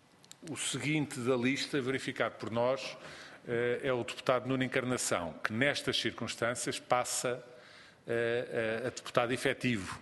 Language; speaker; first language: Portuguese; native; Portuguese